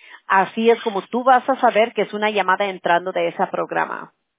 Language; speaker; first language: Spanish; early bilingual, heritage; Spanish